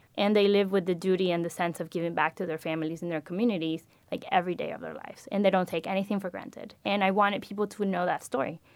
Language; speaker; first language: English; non-native, fluent; Spanish